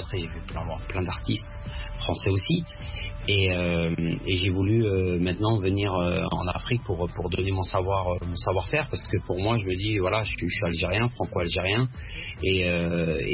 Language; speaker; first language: French; early bilingual, other home language; Arabic